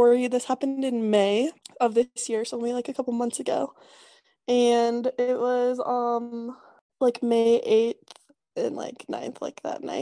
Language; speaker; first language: English; native; English